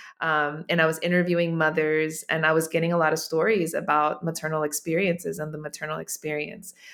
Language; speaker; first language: English; native; English